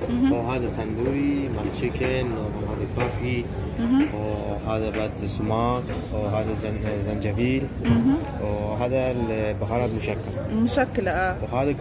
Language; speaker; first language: Arabic; non-native, learner; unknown